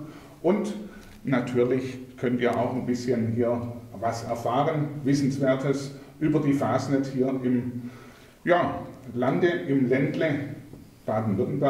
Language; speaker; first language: German; native; German